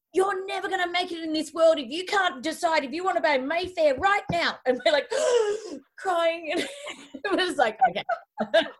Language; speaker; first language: English; native; English